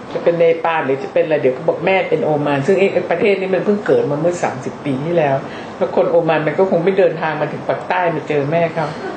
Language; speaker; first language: Thai; native; Thai